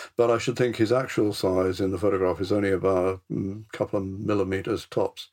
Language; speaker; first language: English; native; English